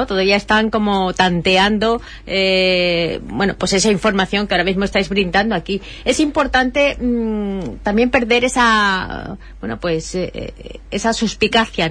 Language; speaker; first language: Spanish; native; Spanish